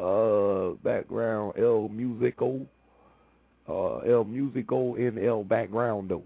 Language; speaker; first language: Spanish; non-native, learner; English